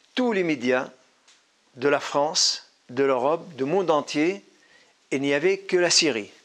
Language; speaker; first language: French; non-native, fluent; Arabic